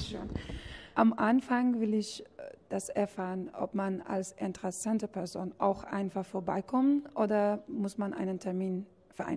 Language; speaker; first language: German; non-native, fluent; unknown